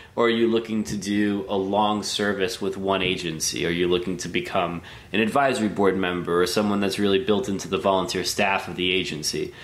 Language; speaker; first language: English; native; English